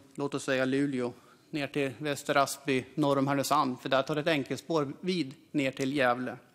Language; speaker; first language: Swedish; native; Swedish